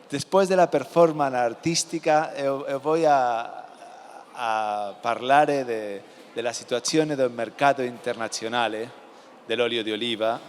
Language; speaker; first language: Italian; non-native, learner; Spanish